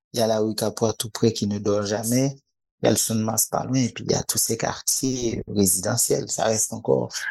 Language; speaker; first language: French; native; French